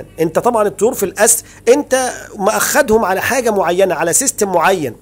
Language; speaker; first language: Arabic; native; Arabic